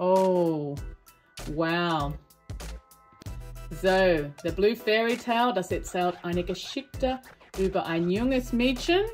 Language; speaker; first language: German; non-native, learner; English